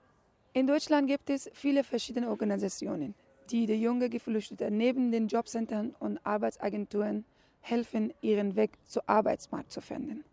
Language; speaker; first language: German; non-native, fluent; Pashto